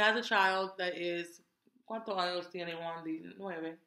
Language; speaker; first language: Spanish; non-native, learner; English